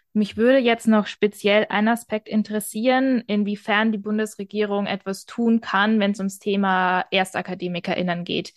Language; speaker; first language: German; native; German